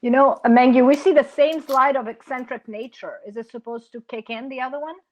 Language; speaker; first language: English; non-native, fluent; Italian